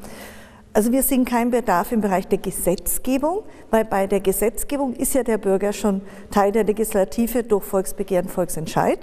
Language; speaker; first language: German; native; German